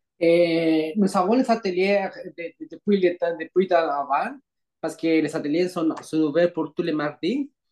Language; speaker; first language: French; non-native, learner; Spanish